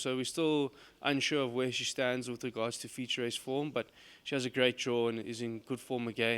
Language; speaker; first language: English; native; English